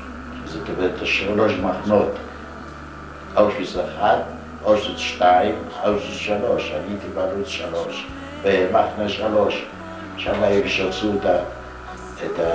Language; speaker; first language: Hebrew; non-native, fluent; Yiddish